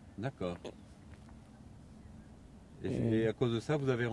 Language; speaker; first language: French; native; French